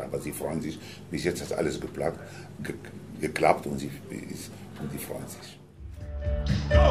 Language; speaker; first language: German; non-native, fluent; Spanish